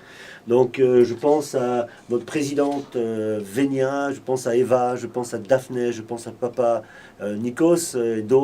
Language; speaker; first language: French; native; French